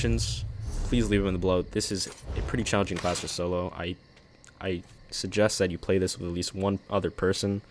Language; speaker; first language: English; native; English